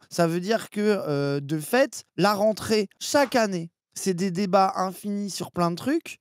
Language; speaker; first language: French; native; French